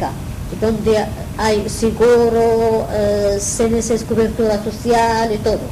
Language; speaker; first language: Spanish; non-native, learner; Arabic